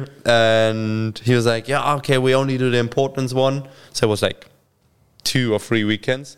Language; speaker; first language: English; non-native, fluent; German